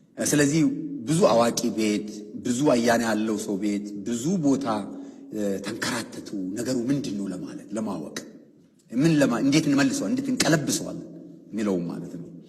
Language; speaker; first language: Amharic; non-native, local second language; Oromo